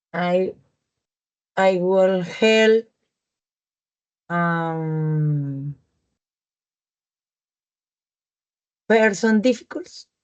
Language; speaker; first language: English; non-native, learner; Spanish